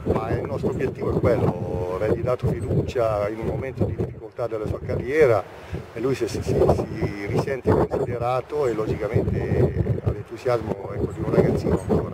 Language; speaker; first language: Italian; native; Italian